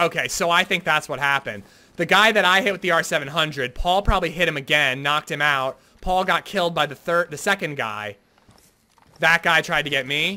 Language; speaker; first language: English; native; English